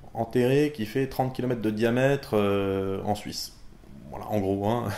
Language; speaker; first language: French; native; French